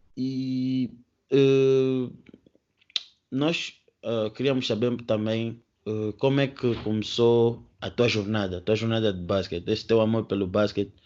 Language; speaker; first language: Portuguese; native; Portuguese